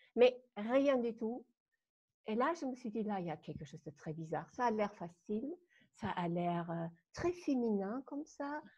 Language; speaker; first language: French; non-native, fluent; German